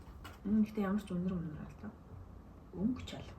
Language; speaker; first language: Mongolian; native; Mongolian